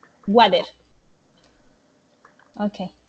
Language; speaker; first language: English; non-native, learner; Spanish